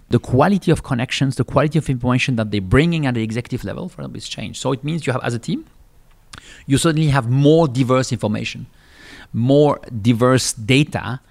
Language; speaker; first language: English; non-native, fluent; French